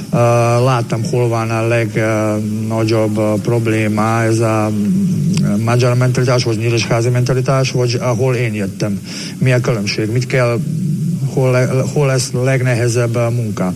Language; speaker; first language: Hungarian; non-native, learner; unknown